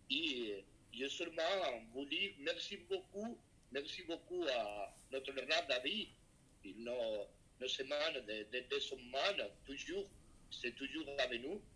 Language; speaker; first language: French; non-native, learner; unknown